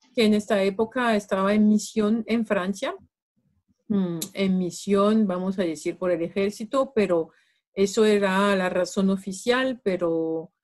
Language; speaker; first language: Spanish; non-native, fluent; French